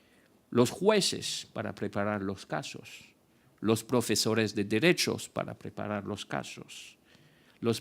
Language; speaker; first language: Spanish; non-native, fluent; French